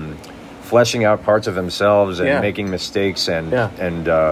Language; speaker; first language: English; native; English